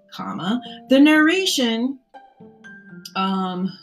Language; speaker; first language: English; native; English